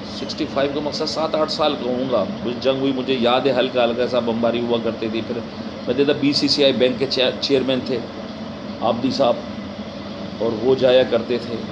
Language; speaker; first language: Urdu; native; Urdu